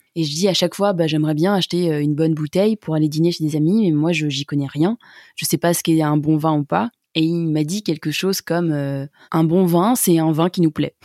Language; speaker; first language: French; native; French